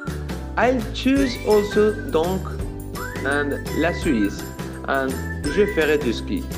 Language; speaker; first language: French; non-native, fluent; Spanish